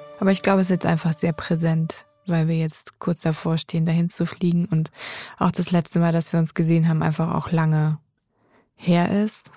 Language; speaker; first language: German; native; German